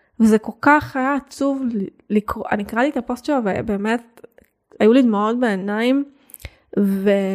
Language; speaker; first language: Hebrew; native; Hebrew